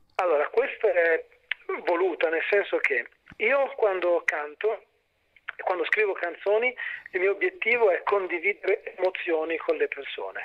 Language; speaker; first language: Italian; native; Italian